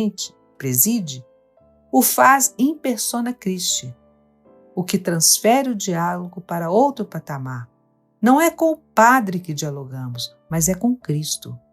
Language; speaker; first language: Portuguese; native; Portuguese